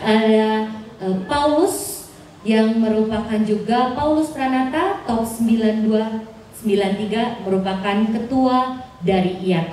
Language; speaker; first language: Indonesian; native; Indonesian